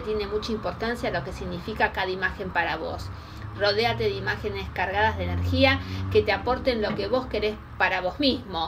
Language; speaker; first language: Spanish; native; Spanish